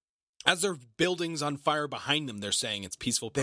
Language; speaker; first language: English; native; English